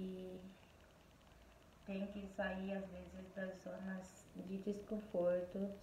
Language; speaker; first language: Portuguese; non-native, fluent; Haitian Creole